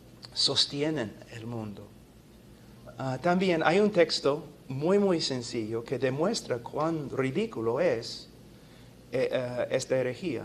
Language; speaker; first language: Spanish; non-native, fluent; English